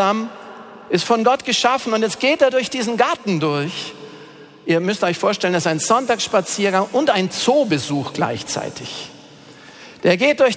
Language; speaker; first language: German; native; German